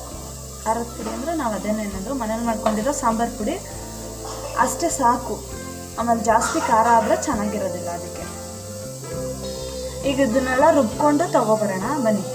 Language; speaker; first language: Kannada; native; Kannada